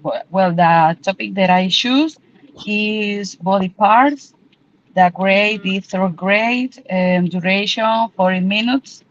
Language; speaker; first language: English; non-native, learner; Spanish